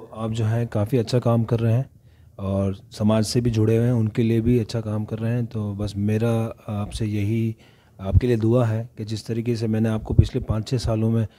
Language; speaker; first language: Hindi; native; Hindi